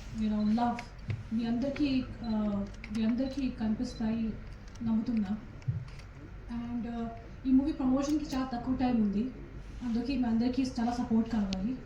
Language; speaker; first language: Telugu; non-native, local second language; Hindi